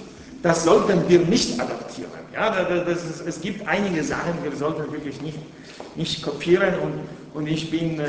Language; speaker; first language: German; non-native, fluent; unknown